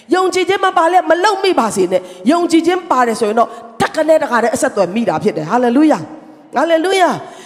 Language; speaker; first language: Burmese; non-native, local second language; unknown